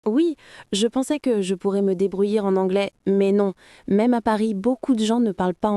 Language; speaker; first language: French; non-native, fluent; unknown